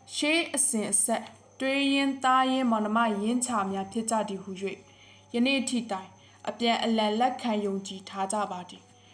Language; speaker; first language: Burmese; non-native, local second language; Pa'o Karen